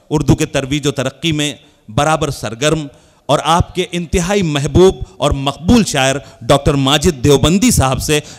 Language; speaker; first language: Urdu; native; Urdu